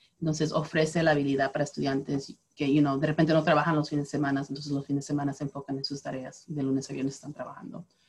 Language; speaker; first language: Spanish; early bilingual, heritage; Spanish